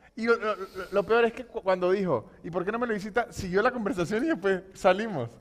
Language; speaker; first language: Spanish; native; Spanish